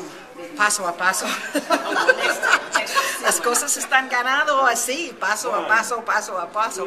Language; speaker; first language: Spanish; early bilingual, heritage; Spanish